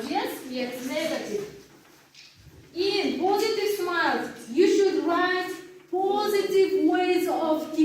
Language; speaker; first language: English; non-native, learner; Kazakh